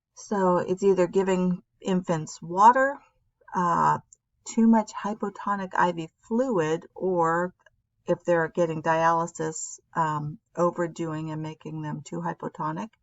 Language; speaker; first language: English; native; English